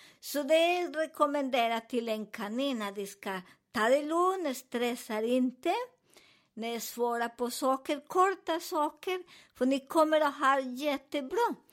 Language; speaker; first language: Swedish; non-native, learner; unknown